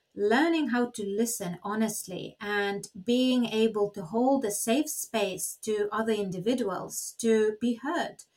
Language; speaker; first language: English; non-native, fluent; Lithuanian